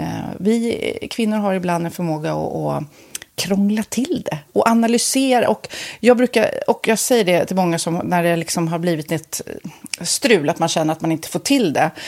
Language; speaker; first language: Swedish; native; Swedish